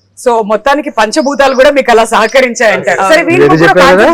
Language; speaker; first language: Telugu; native; Telugu